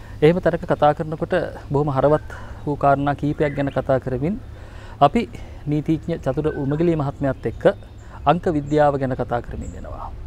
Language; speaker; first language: Sinhala; native; Sinhala